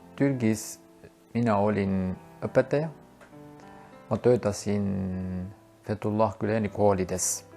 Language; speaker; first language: Estonian; non-native, learner; Turkish